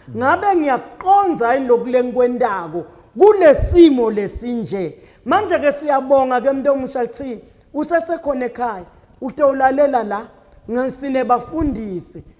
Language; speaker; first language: Zulu; native; Zulu